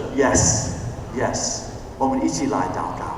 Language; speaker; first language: Chinese; non-native, fluent; English